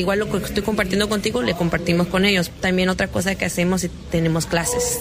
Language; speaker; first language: Spanish; early bilingual, heritage; Spanish